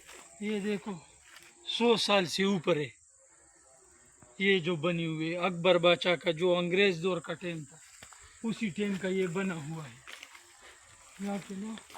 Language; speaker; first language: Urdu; non-native, local second language; Pashto